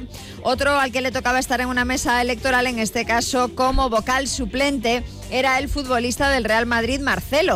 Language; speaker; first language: Spanish; native; Spanish